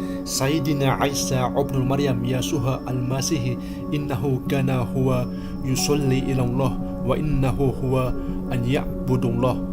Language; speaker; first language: Arabic; non-native, learner; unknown